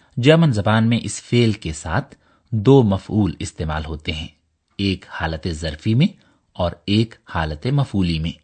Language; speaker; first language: Urdu; native; Urdu